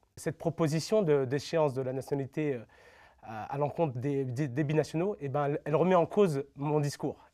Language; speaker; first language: French; native; French